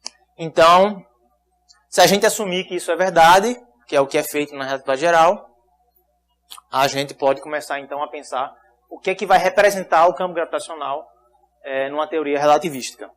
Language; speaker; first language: Portuguese; native; Portuguese